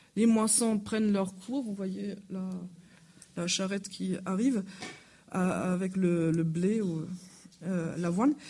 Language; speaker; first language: French; non-native, fluent; German